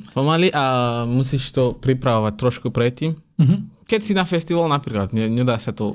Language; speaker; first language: Slovak; non-native, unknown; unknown